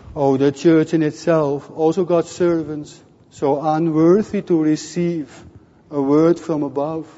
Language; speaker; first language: English; non-native, fluent; Dutch